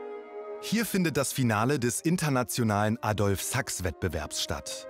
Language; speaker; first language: German; native; German